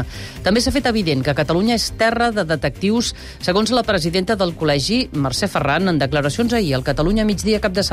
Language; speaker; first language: Catalan; native; Catalan